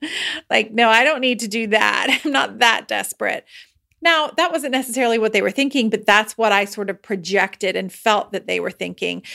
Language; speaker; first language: English; native; English